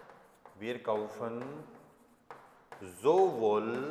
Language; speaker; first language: German; non-native, fluent; Hindi